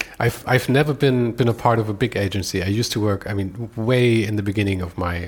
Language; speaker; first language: English; non-native, fluent; German